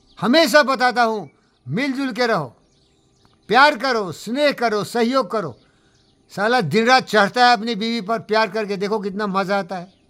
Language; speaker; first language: Hindi; non-native, local second language; Bangla